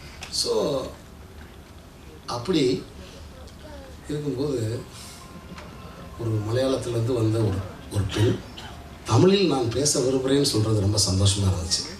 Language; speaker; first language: Tamil; native; Tamil